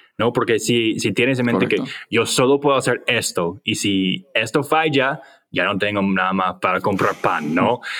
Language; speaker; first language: Spanish; non-native, fluent; English